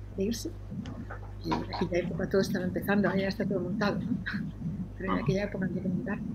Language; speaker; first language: Spanish; native; Spanish